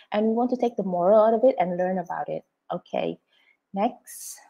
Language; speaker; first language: English; non-native, fluent; Indonesian